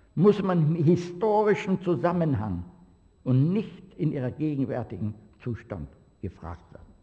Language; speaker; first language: German; native; German